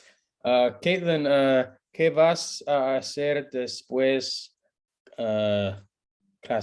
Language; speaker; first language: Spanish; non-native, learner; English